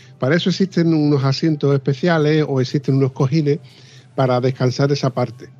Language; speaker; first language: Spanish; native; Spanish